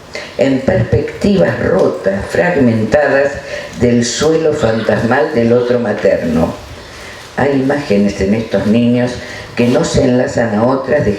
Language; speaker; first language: Spanish; native; Spanish